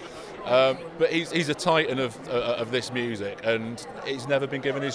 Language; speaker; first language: English; native; English